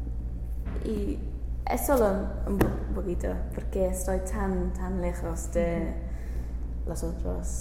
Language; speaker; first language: Spanish; non-native, learner; English